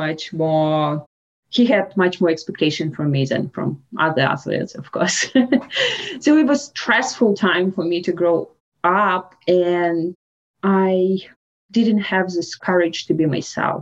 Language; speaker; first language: English; non-native, fluent; Russian